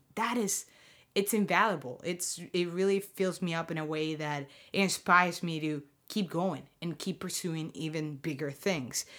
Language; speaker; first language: English; non-native, fluent; Spanish